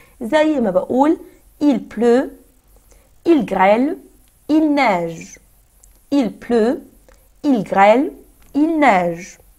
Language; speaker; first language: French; non-native, fluent; Arabic